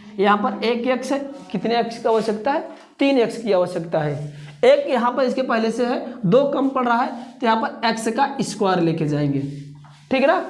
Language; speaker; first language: Hindi; native; Hindi